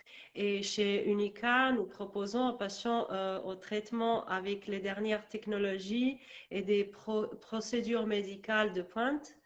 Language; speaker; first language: French; non-native, learner; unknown